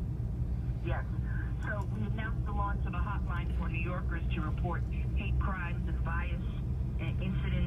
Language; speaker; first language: English; native; English